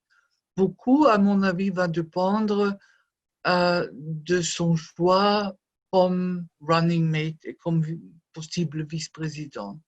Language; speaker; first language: French; non-native, fluent; German